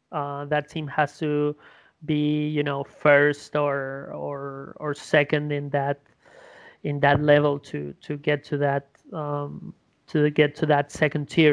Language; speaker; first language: English; non-native, fluent; Spanish